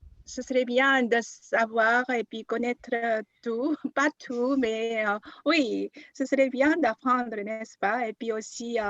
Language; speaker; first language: French; non-native, fluent; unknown